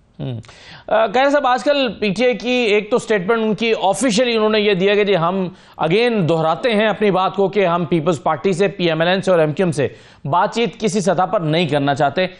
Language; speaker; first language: Urdu; non-native, local second language; Punjabi